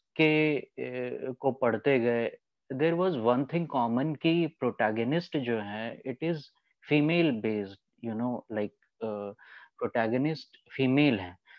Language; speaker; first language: Hindi; native; Hindi